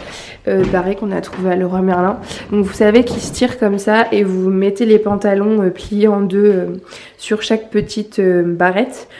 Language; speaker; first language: French; native; French